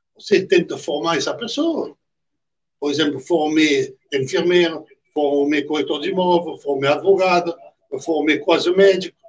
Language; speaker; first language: Portuguese; non-native, fluent; French